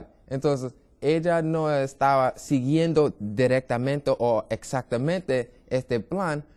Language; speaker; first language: Spanish; non-native, learner; English